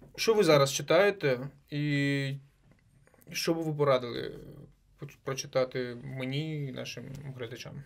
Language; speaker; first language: Ukrainian; non-native, local second language; Crimean Tatar